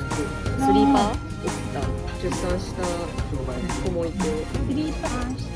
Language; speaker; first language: Japanese; native; Japanese